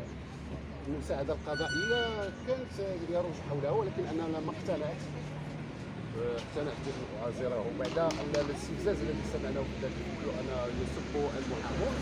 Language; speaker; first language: Arabic; native; Arabic